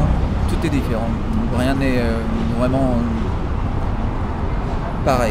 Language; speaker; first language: French; non-native, fluent; Japanese